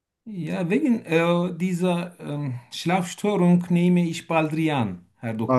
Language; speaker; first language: German; non-native, learner; Turkish